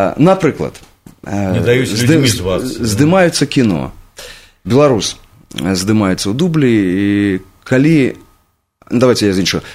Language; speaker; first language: Belarusian; non-native, local second language; Russian